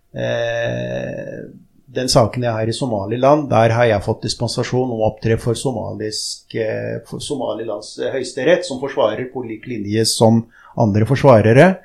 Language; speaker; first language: Norwegian; early bilingual, other home language; Arabic